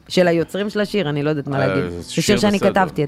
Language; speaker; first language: Hebrew; native; Hebrew